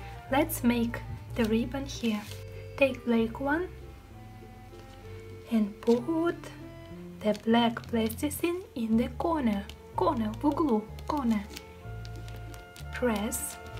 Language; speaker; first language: English; non-native, fluent; Russian